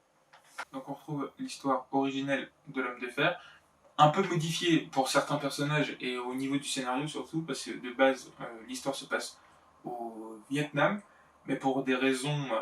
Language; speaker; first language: French; native; French